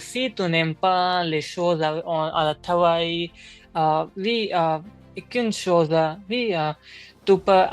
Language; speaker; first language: French; non-native, learner; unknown